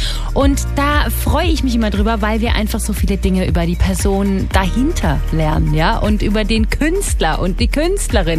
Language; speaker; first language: German; native; German